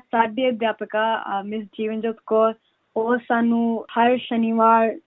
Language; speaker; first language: Punjabi; early bilingual, heritage; Punjabi